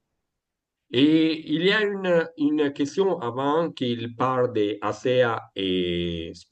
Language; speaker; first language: French; non-native, learner; Italian